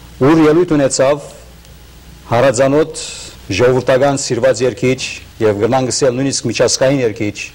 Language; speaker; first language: Armenian; native; Armenian